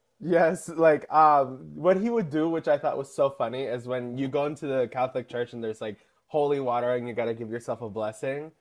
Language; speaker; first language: English; native; English